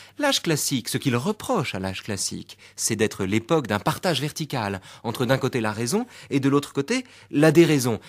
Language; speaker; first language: French; native; French